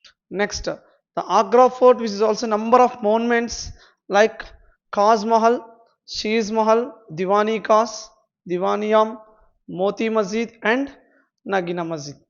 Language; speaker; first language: English; non-native, local second language; Telugu